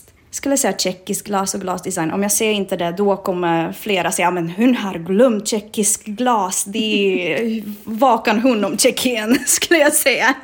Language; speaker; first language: Swedish; non-native, fluent; Czech